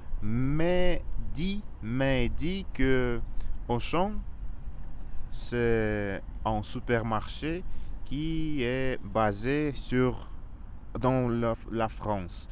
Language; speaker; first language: French; non-native, learner; Russian